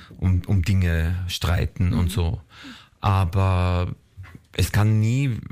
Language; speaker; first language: German; native; German